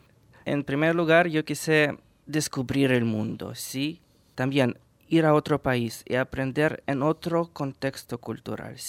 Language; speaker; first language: Spanish; non-native, fluent; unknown